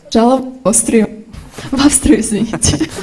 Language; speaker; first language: Russian; native; Russian